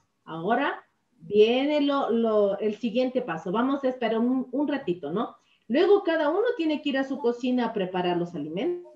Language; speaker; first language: Spanish; native; Spanish